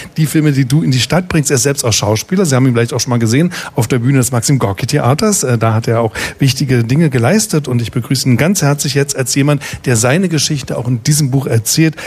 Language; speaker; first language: German; native; German